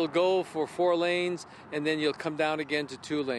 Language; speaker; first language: English; native; English